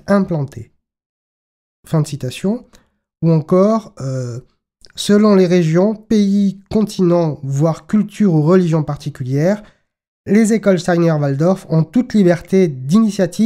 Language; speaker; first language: French; native; French